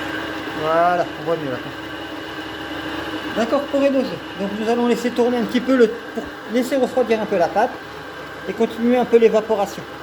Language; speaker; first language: French; native; French